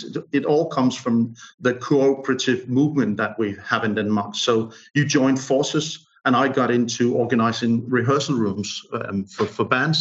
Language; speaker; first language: English; non-native, fluent; Danish